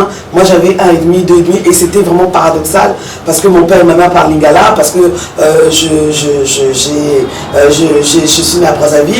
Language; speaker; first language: French; early bilingual, other home language; Lingala